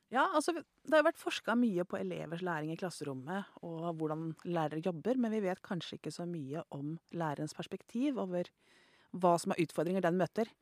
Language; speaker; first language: Norwegian; native; Norwegian